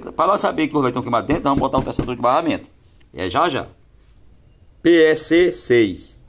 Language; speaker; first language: Portuguese; native; Portuguese